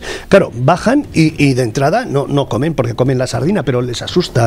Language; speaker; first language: Spanish; native; Spanish